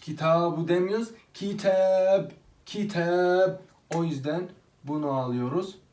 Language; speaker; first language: Turkish; non-native, fluent; Arabic